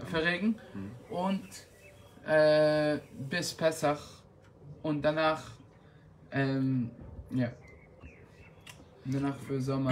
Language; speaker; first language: German; non-native, fluent; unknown